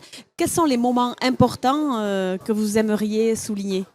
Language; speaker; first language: French; native; French